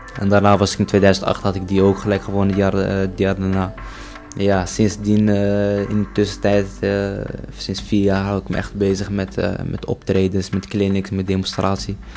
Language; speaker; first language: Dutch; early bilingual, other home language; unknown